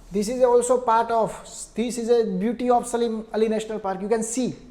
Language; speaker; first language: English; non-native, local second language; Gujarati